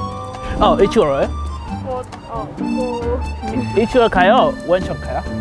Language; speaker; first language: Korean; non-native, learner; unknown